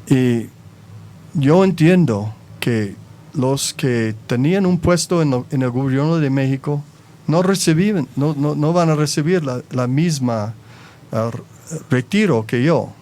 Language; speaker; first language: Spanish; non-native, fluent; English